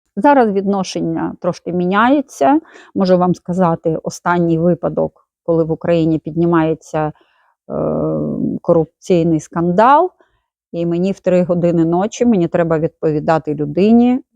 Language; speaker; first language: Ukrainian; non-native, local second language; Russian